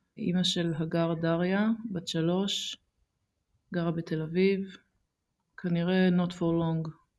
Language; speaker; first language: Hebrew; early bilingual, other home language; Amharic